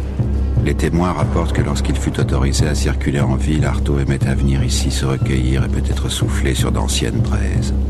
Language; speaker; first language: French; native; French